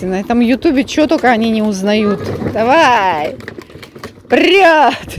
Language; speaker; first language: Russian; native; Russian